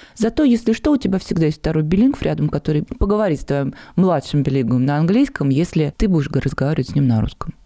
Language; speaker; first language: Russian; native; Russian